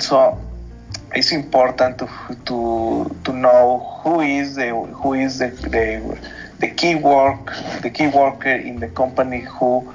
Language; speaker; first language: English; non-native, learner; Spanish